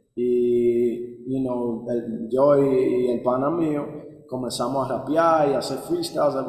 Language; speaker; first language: Spanish; early bilingual, heritage; Spanish